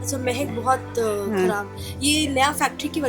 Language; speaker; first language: Hindi; native; Hindi